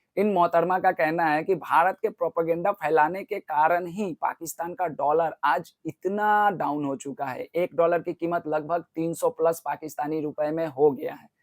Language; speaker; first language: Hindi; non-native, local second language; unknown